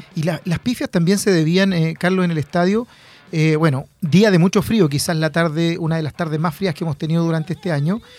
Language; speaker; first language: Spanish; native; Spanish